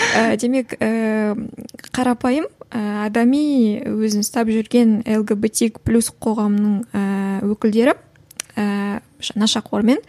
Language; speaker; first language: Kazakh; native; Kazakh